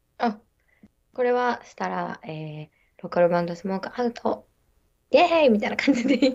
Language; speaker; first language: Japanese; native; Japanese